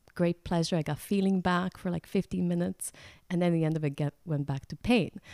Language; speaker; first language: English; non-native, fluent; Croatian